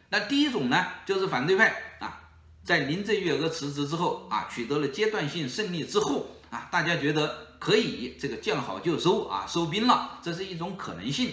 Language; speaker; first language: Chinese; native; Chinese